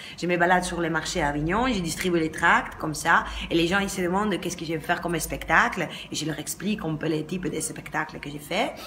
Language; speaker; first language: French; native; French